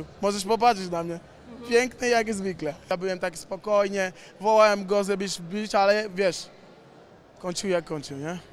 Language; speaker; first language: Polish; non-native, learner; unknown